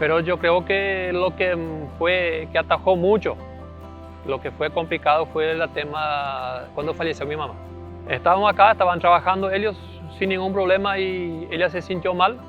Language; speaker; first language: Spanish; early bilingual, other home language; German